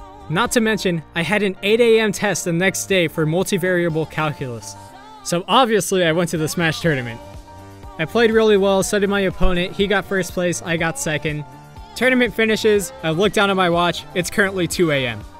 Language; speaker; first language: English; native; English